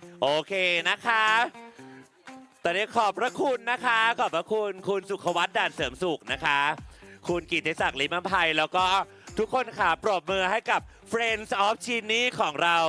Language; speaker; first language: Thai; native; Thai